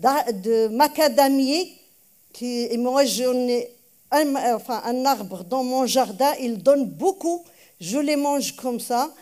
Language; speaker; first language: French; non-native, local second language; Arabic